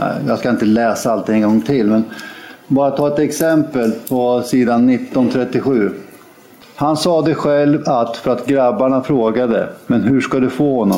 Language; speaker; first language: Swedish; native; Swedish